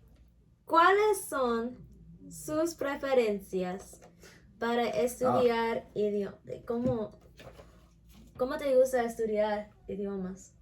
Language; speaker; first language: Spanish; non-native, learner; English